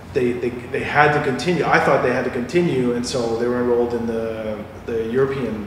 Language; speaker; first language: English; native; English